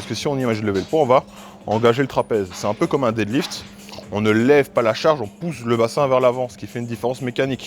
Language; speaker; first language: French; native; French